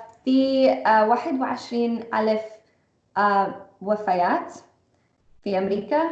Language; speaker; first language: Arabic; non-native, fluent; English